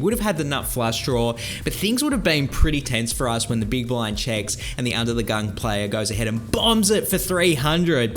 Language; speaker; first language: English; native; English